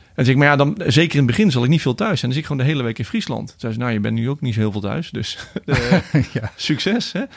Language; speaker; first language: Dutch; native; Dutch